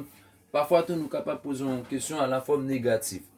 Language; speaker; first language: French; non-native, local second language; Haitian Creole